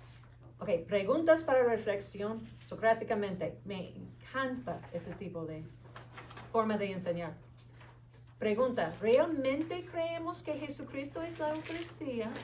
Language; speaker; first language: Spanish; non-native, fluent; English